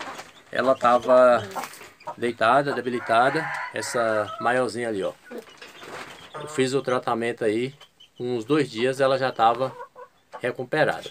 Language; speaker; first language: Portuguese; native; Portuguese